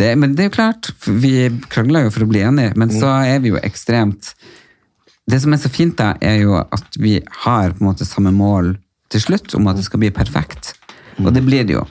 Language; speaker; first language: Norwegian; native; Norwegian